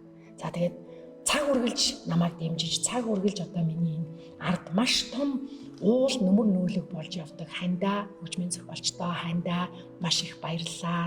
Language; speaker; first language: Mongolian; native; Mongolian